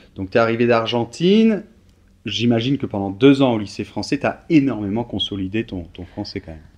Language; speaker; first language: French; native; French